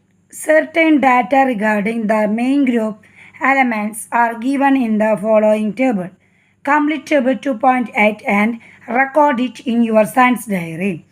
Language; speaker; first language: English; non-native, local second language; Malayalam